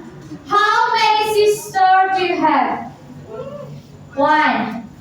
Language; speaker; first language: English; non-native, learner; Indonesian